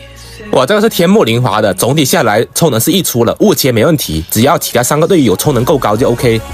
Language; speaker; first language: Chinese; native; Chinese